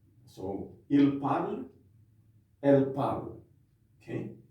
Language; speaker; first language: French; non-native, fluent; Indonesian